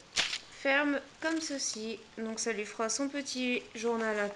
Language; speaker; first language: French; native; French